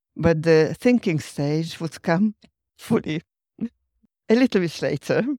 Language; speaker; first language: English; non-native, fluent; Hungarian